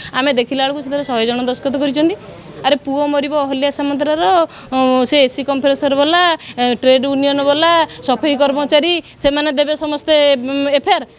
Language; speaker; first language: Odia; native; Odia